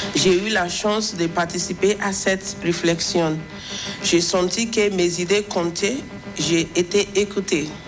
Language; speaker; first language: French; non-native, fluent; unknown